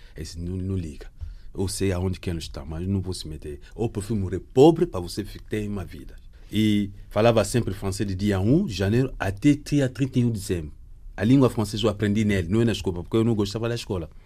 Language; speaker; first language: Portuguese; non-native, learner; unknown